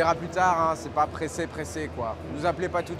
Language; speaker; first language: French; native; French